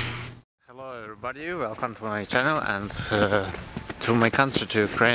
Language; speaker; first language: English; non-native, learner; Ukrainian